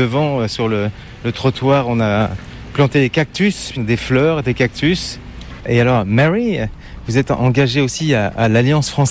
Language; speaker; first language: French; native; French